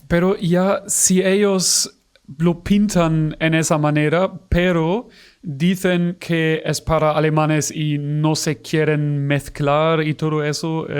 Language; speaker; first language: Spanish; non-native, fluent; German